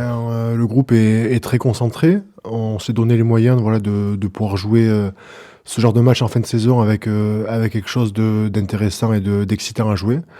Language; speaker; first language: French; native; French